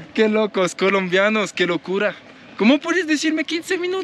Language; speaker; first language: Spanish; non-native, learner; French